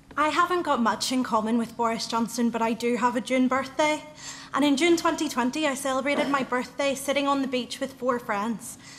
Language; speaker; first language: English; native; English